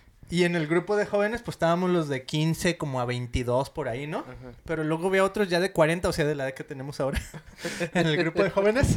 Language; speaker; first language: Spanish; early bilingual, heritage; Spanish